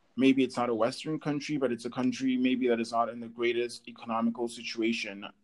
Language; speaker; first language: English; native; English